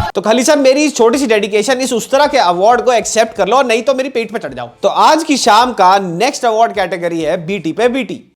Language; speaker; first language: Hindi; native; Hindi